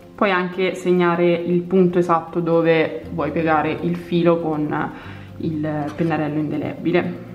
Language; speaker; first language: Italian; native; Italian